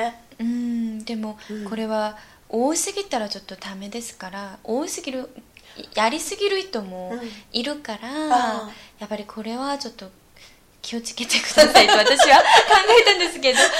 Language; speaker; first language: Japanese; non-native, fluent; Korean